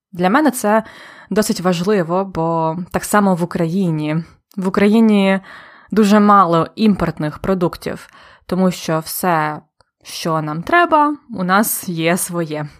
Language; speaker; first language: Ukrainian; native; Ukrainian